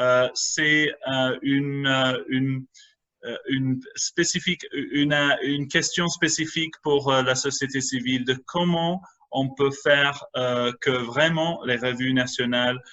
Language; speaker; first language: French; non-native, fluent; English